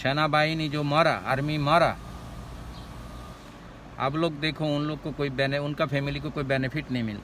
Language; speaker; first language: Hindi; non-native, local second language; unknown